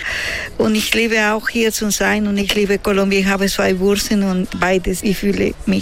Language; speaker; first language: German; non-native, learner; Spanish